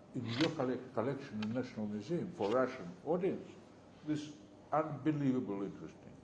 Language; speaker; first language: English; non-native, learner; Russian